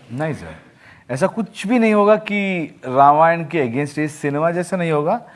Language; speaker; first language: Hindi; non-native, local second language; Kannada